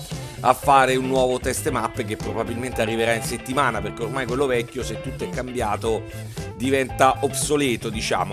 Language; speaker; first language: Italian; native; Italian